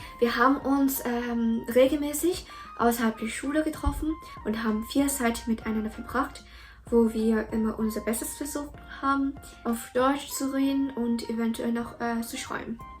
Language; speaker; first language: German; early bilingual, other home language; Vietnamese